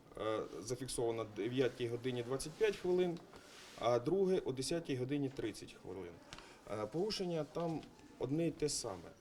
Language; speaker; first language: Ukrainian; non-native, local second language; Russian